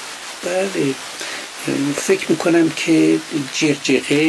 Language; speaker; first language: Persian; native; Persian